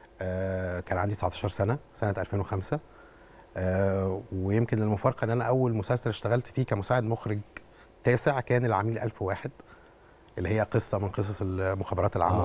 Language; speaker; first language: Arabic; native; Arabic